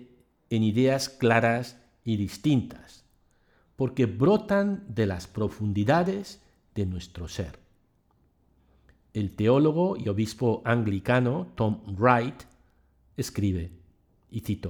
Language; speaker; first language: Spanish; native; Spanish